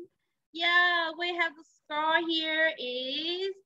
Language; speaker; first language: English; non-native, learner; Vietnamese